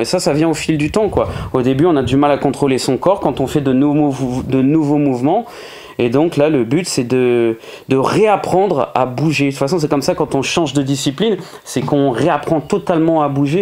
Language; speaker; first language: French; native; French